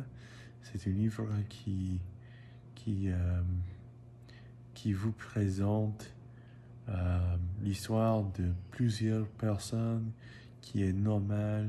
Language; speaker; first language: French; non-native, learner; English